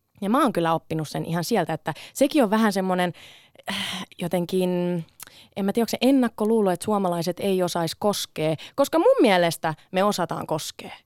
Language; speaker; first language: Finnish; early bilingual, other home language; Sinhala